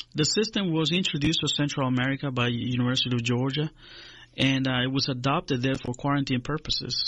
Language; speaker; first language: English; non-native, fluent; Spanish